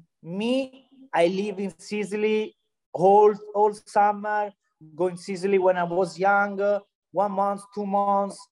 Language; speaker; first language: English; non-native, learner; Italian